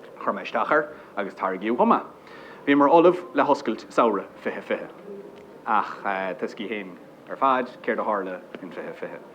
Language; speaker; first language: Irish; non-native, local second language; English